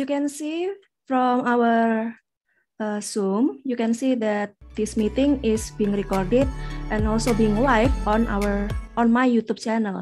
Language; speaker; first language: English; non-native, fluent; Indonesian